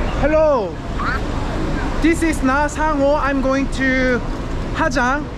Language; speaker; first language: English; non-native, learner; Korean